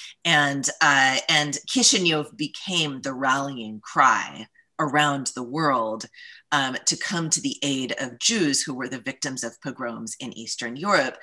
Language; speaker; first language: English; native; English